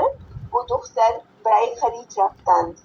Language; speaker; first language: Persian; non-native, learner; Urdu